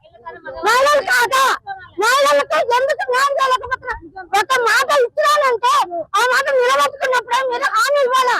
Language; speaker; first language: Telugu; native; Telugu